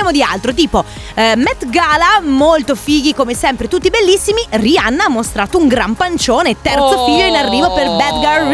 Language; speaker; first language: Italian; native; Italian